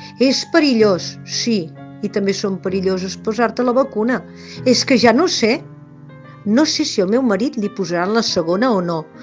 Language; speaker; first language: Catalan; native; Catalan